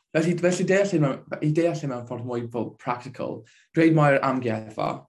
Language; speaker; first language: Welsh; non-native, local second language; English